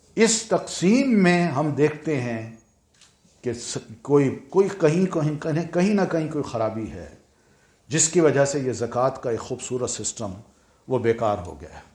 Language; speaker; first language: Urdu; native; Urdu